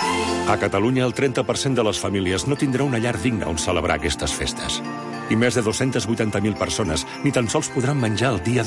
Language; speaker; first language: Catalan; native; Catalan